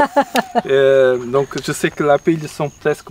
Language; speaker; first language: French; non-native, learner; Portuguese